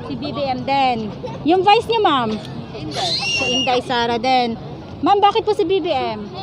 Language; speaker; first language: Filipino; non-native, local second language; Bikol